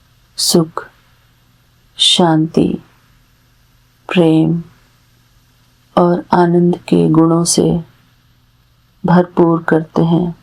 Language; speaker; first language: Hindi; native; Hindi